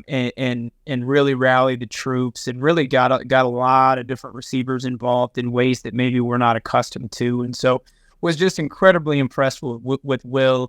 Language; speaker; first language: English; native; English